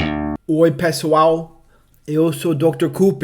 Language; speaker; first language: Portuguese; non-native, fluent; English